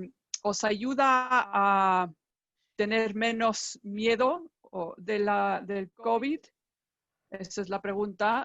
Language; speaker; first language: Spanish; non-native, fluent; English